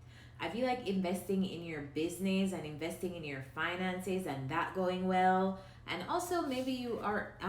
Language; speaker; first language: English; native; English